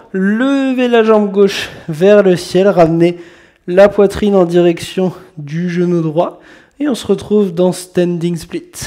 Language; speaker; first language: French; native; French